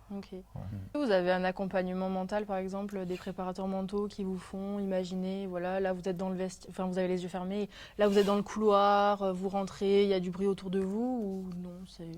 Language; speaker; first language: French; native; French